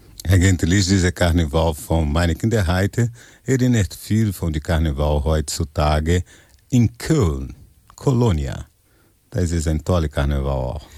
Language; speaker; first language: German; non-native, fluent; Portuguese